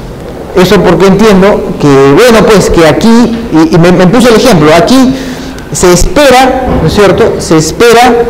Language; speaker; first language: Spanish; native; Spanish